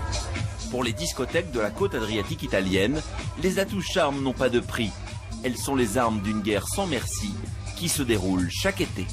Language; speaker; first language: French; native; French